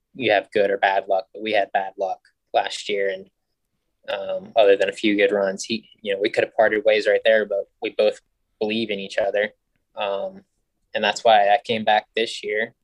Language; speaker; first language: English; native; English